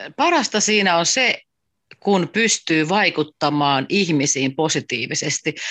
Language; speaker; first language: Finnish; native; Finnish